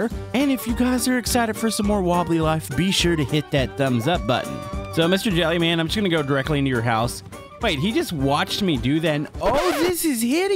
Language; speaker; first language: English; native; English